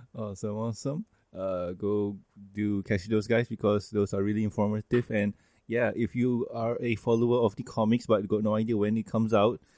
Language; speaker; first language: English; non-native, local second language; Malay